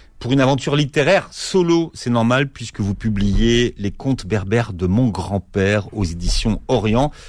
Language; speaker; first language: French; native; French